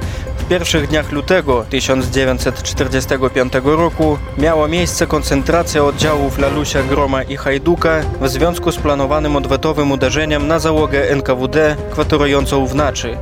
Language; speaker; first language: Polish; native; Polish